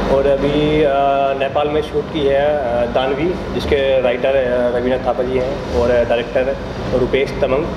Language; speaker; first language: Hindi; native; Hindi